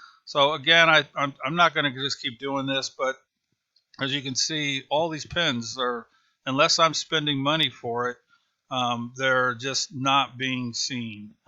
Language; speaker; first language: English; native; English